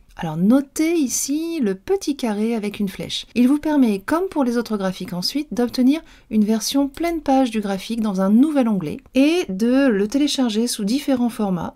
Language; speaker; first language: French; native; French